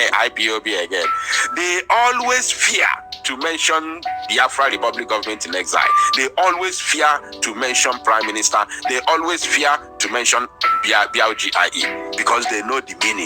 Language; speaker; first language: English; non-native, local second language; Igbo